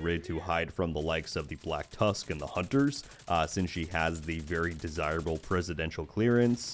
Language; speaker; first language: English; native; English